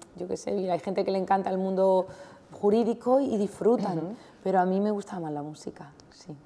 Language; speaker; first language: Spanish; native; Spanish